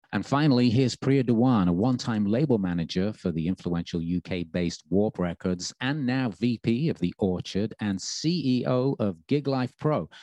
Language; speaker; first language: English; native; English